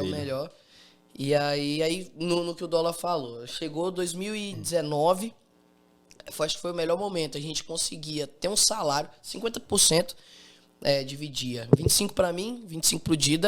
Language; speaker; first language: Portuguese; native; Portuguese